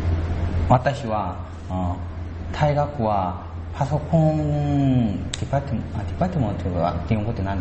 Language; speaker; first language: Japanese; non-native, learner; Korean